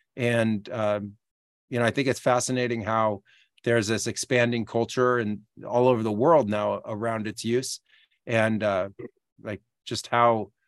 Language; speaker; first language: English; native; English